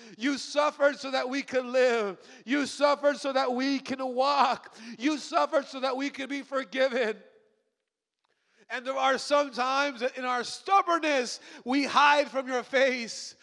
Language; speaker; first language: English; early bilingual, other home language; Spanish